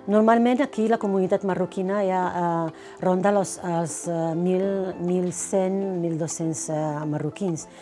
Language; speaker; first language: Catalan; non-native, fluent; Arabic